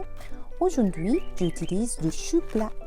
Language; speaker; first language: French; non-native, fluent; Japanese